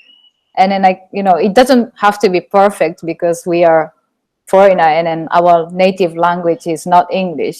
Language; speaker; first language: English; non-native, fluent; Japanese